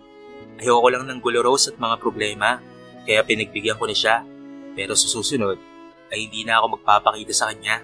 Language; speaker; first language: Filipino; native; Filipino